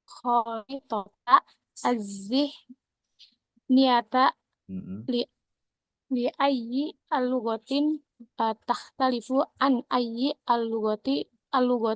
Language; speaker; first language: Arabic; non-native, learner; Indonesian